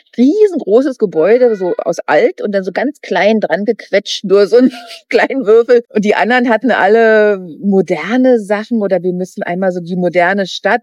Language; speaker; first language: German; native; German